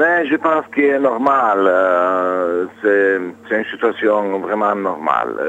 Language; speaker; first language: French; non-native, learner; Italian